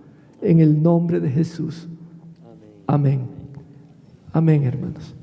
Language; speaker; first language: Spanish; native; Spanish